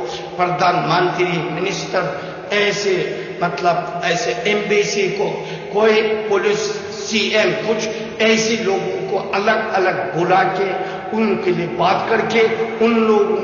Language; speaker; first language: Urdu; non-native, learner; Uyghur